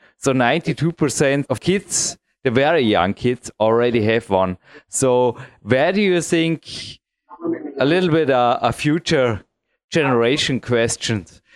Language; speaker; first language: English; non-native, fluent; German